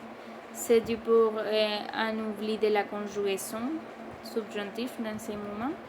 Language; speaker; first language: French; non-native, learner; Spanish